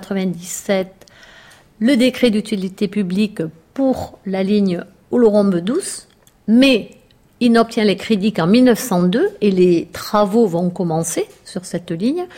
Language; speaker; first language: French; native; French